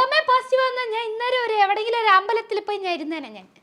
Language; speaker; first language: Malayalam; non-native, local second language; Tamil